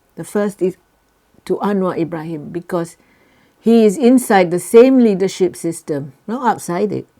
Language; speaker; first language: English; non-native, local second language; Malay